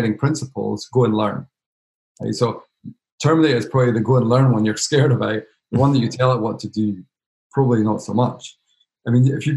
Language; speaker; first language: English; native; English